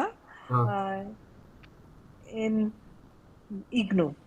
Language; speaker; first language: Spanish; non-native, learner; Bangla